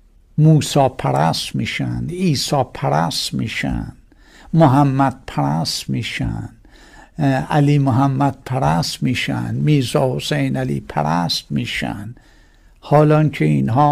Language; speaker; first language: Persian; native; Persian